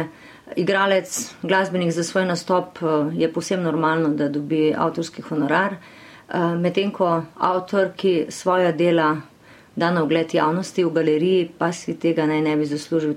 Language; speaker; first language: Slovenian; native; Slovenian